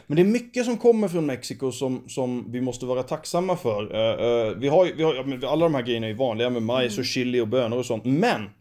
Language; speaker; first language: Swedish; native; Swedish